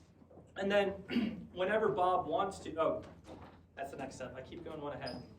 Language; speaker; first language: English; native; English